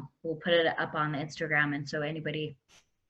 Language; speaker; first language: English; native; English